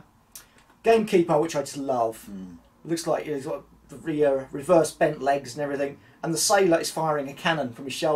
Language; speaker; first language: English; native; English